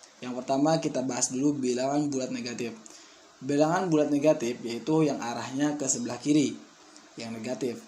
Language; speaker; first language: Indonesian; native; Indonesian